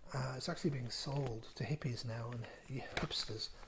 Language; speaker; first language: English; native; English